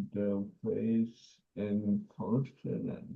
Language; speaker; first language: English; non-native, learner; Indonesian